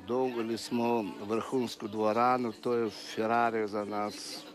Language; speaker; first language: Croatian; non-native, fluent; Russian